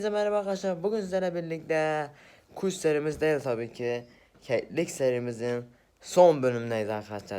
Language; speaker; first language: Turkish; native; Turkish